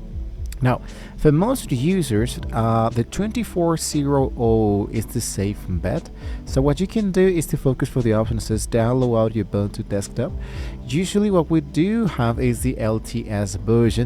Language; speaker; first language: English; non-native, fluent; Spanish